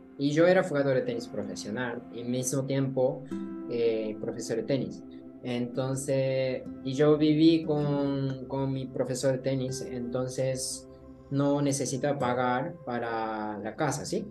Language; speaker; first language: Spanish; non-native, learner; Japanese